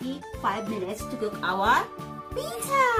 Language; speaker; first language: English; non-native, local second language; Filipino